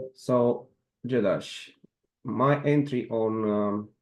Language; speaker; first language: English; non-native, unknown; Romanian